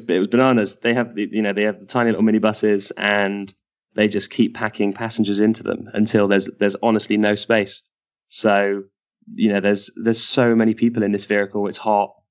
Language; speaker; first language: English; native; English